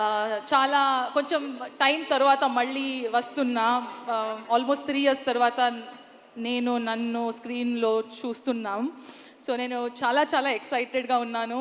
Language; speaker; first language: Telugu; non-native, learner; Kannada